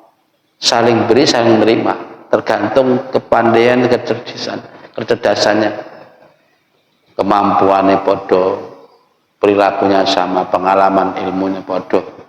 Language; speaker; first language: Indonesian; non-native, local second language; Javanese